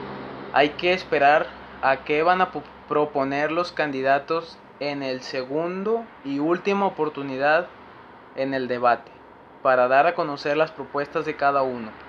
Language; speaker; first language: Spanish; native; Spanish